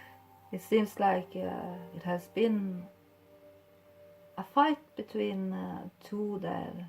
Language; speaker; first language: English; non-native, fluent; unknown